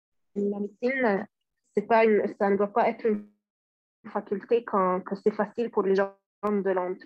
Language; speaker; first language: French; non-native, learner; Arabic